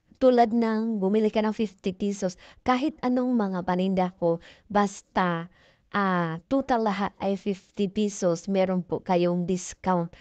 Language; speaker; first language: Filipino; non-native, local second language; Cebuano